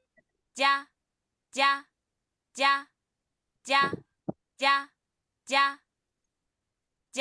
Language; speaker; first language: Japanese; non-native, learner; Filipino